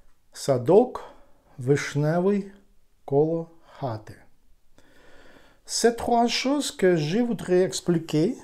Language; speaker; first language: French; non-native, fluent; Ukrainian